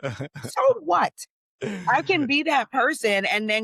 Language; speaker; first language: English; native; English